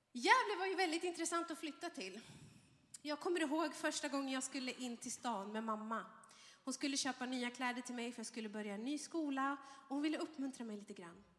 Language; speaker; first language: Swedish; early bilingual, other home language; Arabic